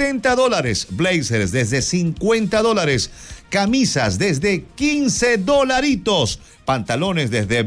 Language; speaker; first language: Spanish; native; Spanish